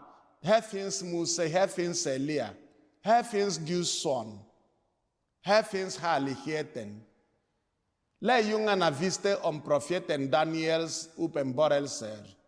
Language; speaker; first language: Swedish; non-native, fluent; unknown